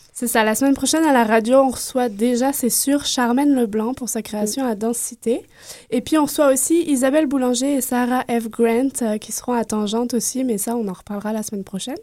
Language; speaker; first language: French; native; French